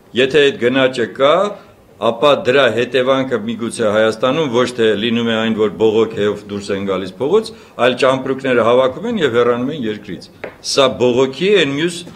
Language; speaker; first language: Armenian; native; Armenian